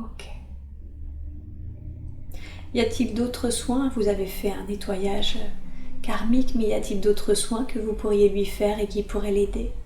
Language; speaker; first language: French; native; French